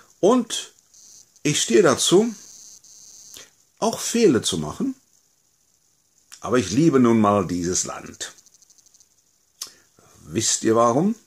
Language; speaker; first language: German; non-native, fluent; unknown